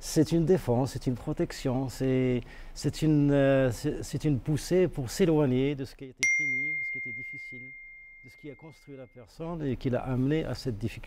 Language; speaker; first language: French; non-native, local second language; Arabic